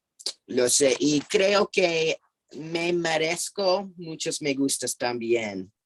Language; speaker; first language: Spanish; non-native, fluent; English